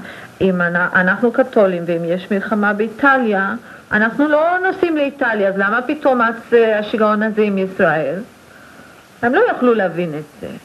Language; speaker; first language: Hebrew; non-native, fluent; Spanish